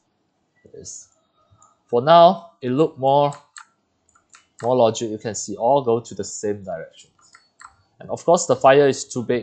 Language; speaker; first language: English; non-native, fluent; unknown